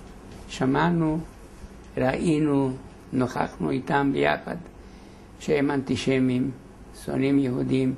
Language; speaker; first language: Hebrew; non-native, fluent; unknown